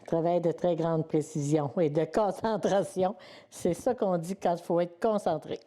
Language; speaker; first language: French; native; French